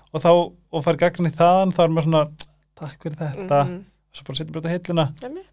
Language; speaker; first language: Icelandic; native; Icelandic